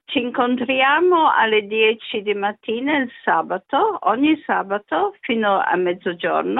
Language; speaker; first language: Italian; early bilingual, other home language; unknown